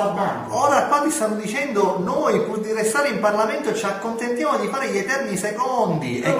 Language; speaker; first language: Italian; native; Italian